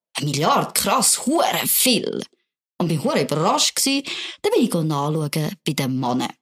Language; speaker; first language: German; native; German